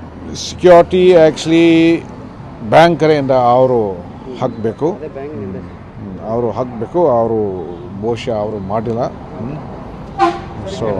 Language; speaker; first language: Kannada; non-native, fluent; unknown